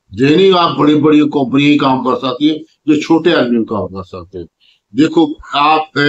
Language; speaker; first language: Urdu; non-native, local second language; Punjabi